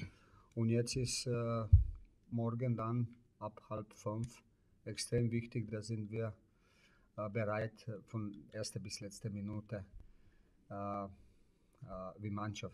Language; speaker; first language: German; non-native, learner; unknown